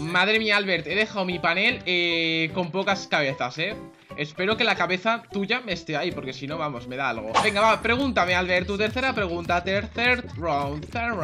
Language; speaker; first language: Spanish; native; Spanish